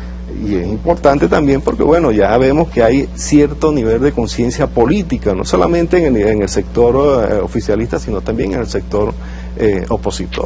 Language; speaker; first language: Spanish; native; Spanish